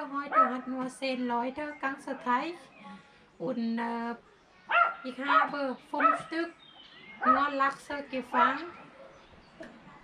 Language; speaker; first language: German; non-native, learner; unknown